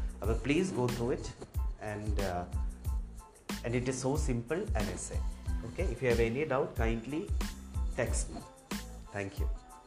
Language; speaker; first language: English; non-native, local second language; Malayalam